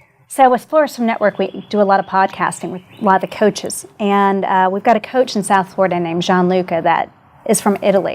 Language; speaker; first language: English; native; English